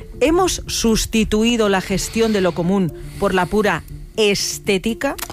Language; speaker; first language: Spanish; native; Spanish